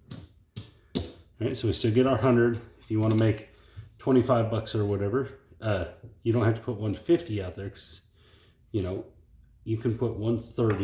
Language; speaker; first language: English; native; English